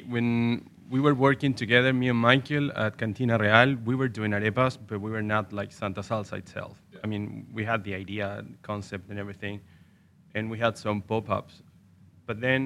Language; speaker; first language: English; non-native, fluent; Spanish